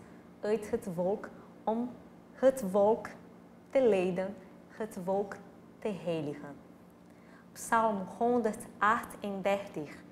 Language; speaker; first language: Dutch; non-native, fluent; Portuguese